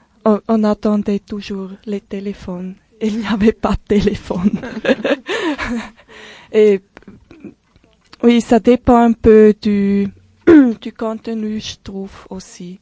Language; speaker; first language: French; non-native, local second language; German